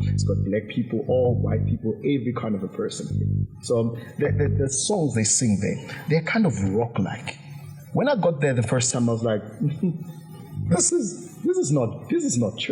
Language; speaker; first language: English; non-native, local second language; Zulu